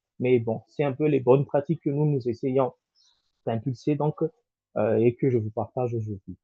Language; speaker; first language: French; non-native, local second language; Malagasy